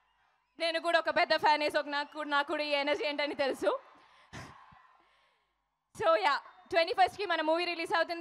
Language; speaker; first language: Telugu; non-native, fluent; Malayalam